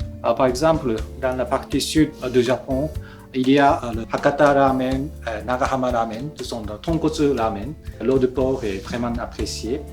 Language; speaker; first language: French; non-native, fluent; Japanese